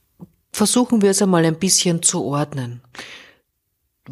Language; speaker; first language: German; native; German